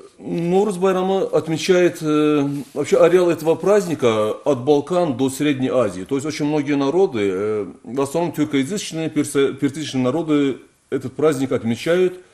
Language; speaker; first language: Russian; non-native, local second language; Azerbaijani